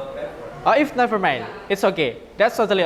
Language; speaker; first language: English; non-native, learner; Indonesian